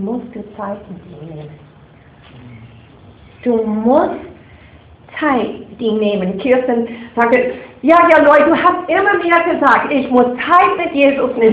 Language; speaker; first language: German; non-native, fluent; English